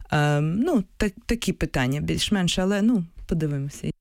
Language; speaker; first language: Ukrainian; early bilingual, heritage; Ukrainian